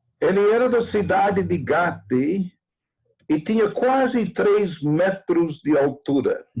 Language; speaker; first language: Portuguese; non-native, fluent; English